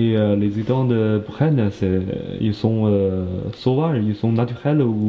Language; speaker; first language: French; non-native, learner; Chinese